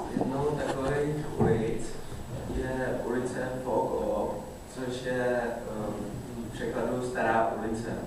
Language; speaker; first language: Czech; early bilingual, other home language; Vietnamese